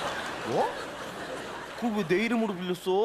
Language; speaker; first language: Korean; native; Korean